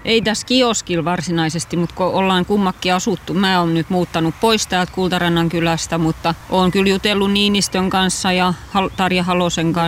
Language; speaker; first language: Finnish; native; Finnish